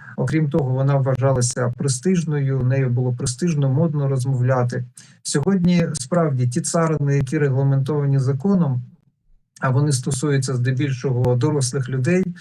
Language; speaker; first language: Ukrainian; non-native, local second language; Russian